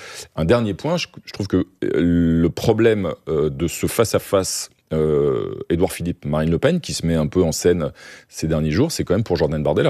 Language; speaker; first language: French; native; French